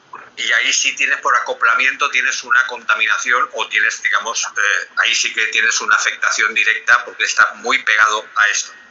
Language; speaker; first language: Spanish; native; Spanish